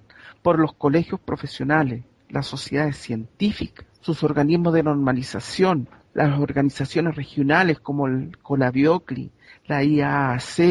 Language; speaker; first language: Spanish; native; Spanish